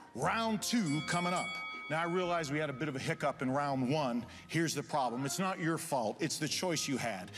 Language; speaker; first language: English; native; English